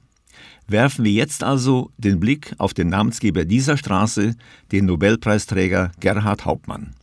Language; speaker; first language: German; native; German